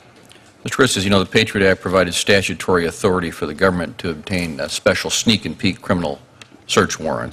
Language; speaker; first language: English; native; English